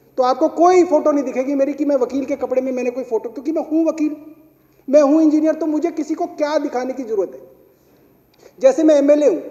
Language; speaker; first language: Hindi; native; Hindi